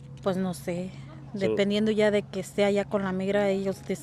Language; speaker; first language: Spanish; native; Spanish